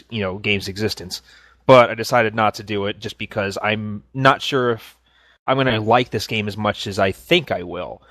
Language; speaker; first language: English; native; English